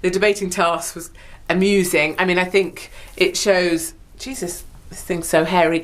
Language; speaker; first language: English; native; English